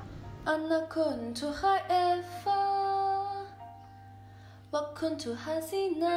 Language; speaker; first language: Arabic; non-native, learner; English